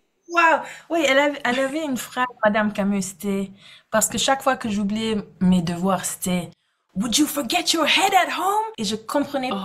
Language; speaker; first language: French; non-native, fluent; English